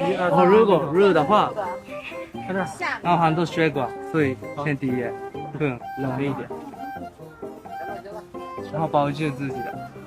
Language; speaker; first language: Chinese; non-native, learner; Japanese